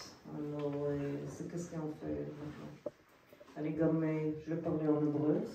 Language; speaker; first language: French; early bilingual, heritage; Hebrew